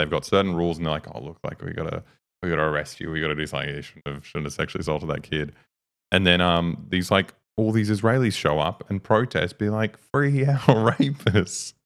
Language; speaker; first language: English; native; English